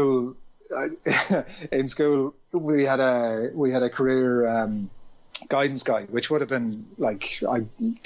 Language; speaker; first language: English; native; English